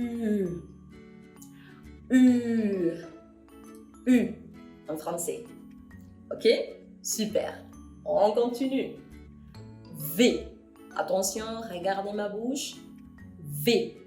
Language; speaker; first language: French; non-native, fluent; Spanish